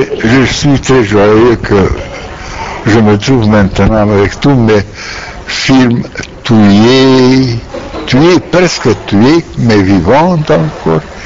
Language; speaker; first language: French; non-native, learner; Romanian